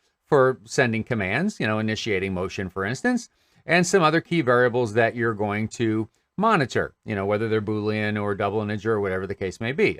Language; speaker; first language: English; native; English